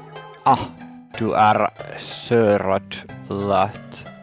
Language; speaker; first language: Swedish; non-native, learner; English